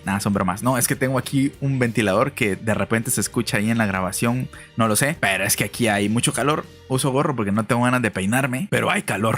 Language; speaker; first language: Spanish; native; Spanish